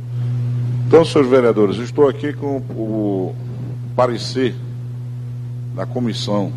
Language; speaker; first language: Portuguese; native; Portuguese